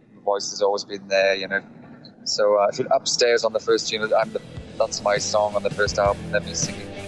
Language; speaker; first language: English; native; English